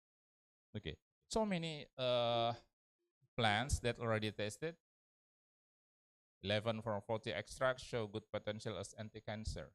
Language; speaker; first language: English; non-native, learner; Indonesian